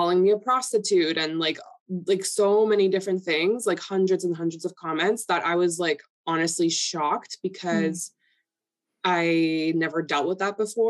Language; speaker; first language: English; early bilingual, other home language; Polish